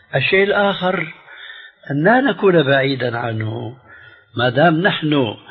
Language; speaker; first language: Arabic; early bilingual, other home language; Albanian